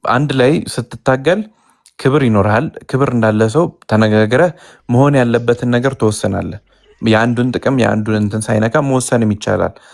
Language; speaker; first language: Amharic; non-native, local second language; Tigrinya